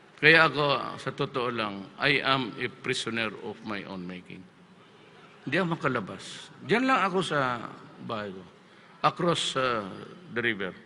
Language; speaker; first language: Filipino; non-native, local second language; Cebuano